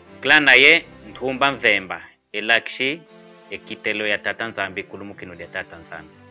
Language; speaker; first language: Lingala; non-native, local second language; Kongo